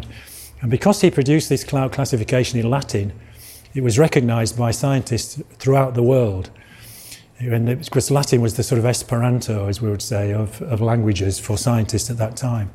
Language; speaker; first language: English; native; English